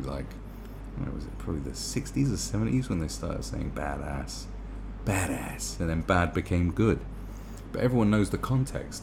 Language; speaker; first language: English; native; English